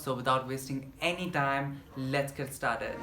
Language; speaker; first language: English; non-native, local second language; Nepali